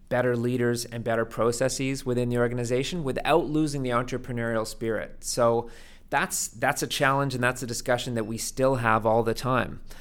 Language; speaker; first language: English; native; English